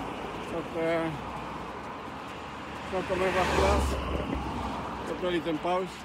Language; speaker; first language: Swedish; non-native, learner; Spanish